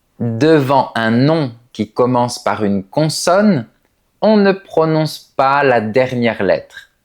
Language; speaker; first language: French; native; French